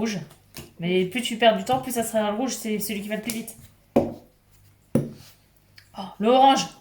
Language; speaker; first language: French; native; French